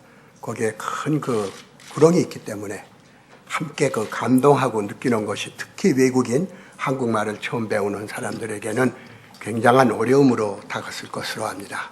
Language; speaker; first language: Korean; native; Korean